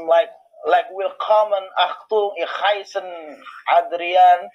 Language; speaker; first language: German; non-native, learner; Indonesian